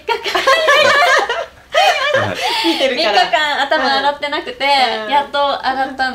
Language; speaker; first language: Japanese; native; Japanese